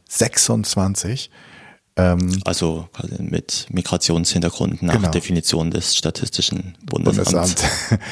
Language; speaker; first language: German; native; German